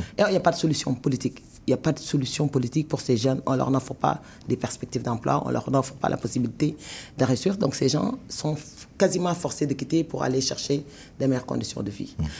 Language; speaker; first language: French; non-native, local second language; Wolof